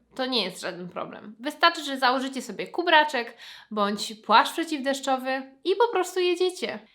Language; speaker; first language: Polish; native; Polish